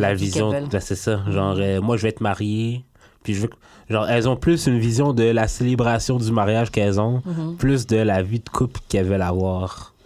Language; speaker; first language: French; native; French